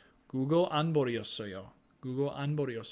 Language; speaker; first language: Korean; non-native, learner; English